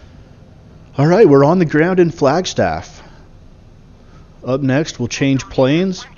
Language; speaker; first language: English; native; English